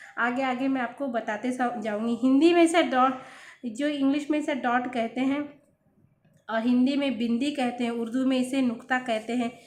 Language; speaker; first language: Hindi; native; Hindi